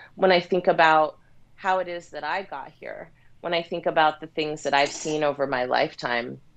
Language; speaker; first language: English; native; English